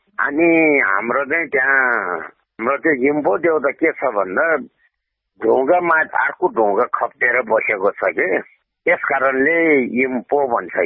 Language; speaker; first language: Nepali; non-native, local second language; Gurung